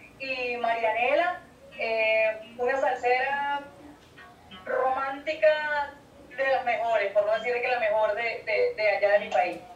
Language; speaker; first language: Spanish; native; Spanish